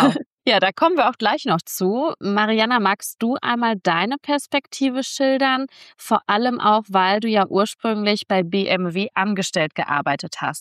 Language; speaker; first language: German; native; German